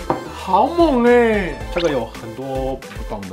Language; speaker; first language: Chinese; non-native, fluent; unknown